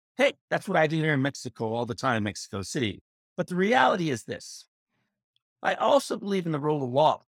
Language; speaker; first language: English; native; English